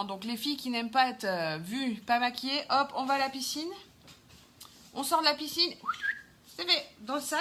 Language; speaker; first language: French; native; French